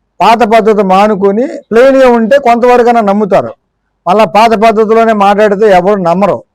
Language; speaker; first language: Telugu; native; Telugu